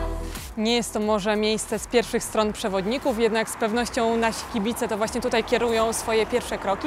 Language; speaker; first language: Polish; native; Polish